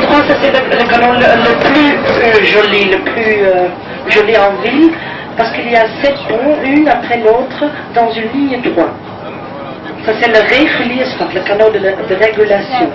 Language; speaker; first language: French; non-native, learner; Dutch